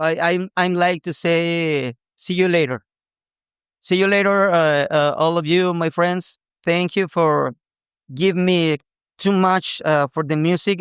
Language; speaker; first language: English; non-native, local second language; Spanish